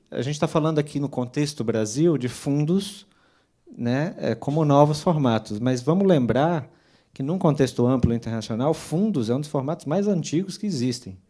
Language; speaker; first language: Portuguese; native; Portuguese